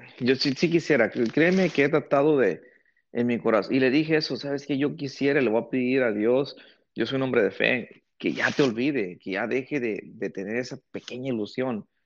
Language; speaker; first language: Spanish; early bilingual, heritage; Spanish